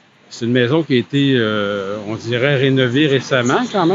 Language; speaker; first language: French; native; French